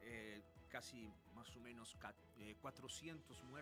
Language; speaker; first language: Portuguese; non-native, learner; Spanish